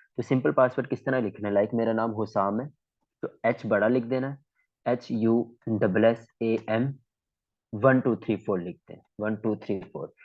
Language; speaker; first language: Urdu; non-native, local second language; Punjabi